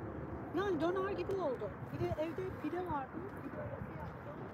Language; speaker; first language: Turkish; native; Turkish